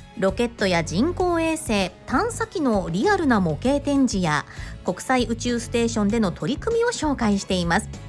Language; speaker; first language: Japanese; native; Japanese